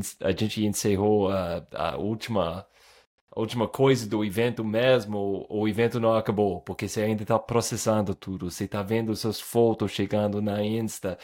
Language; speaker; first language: Portuguese; non-native, fluent; English